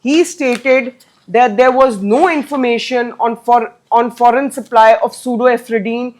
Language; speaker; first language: English; non-native, local second language; Punjabi